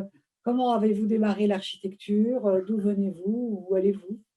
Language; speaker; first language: French; native; French